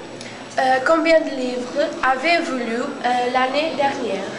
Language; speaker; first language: French; non-native, learner; Portuguese